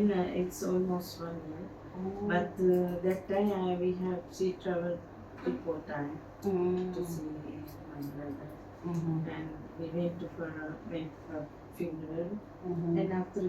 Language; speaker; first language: English; non-native, learner; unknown